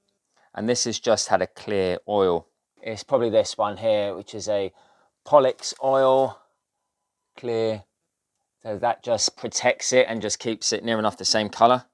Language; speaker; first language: English; native; English